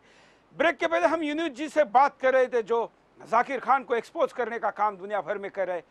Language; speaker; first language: Hindi; native; Hindi